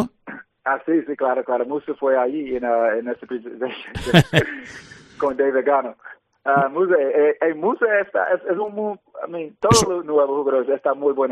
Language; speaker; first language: Spanish; early bilingual, heritage; English